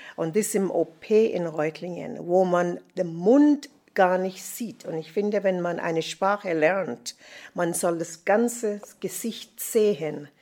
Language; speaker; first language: German; non-native, fluent; English